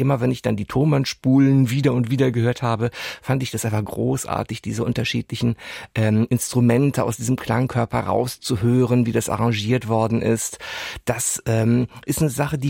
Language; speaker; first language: German; non-native, local second language; French